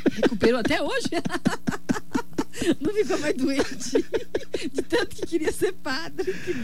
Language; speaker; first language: Portuguese; native; Portuguese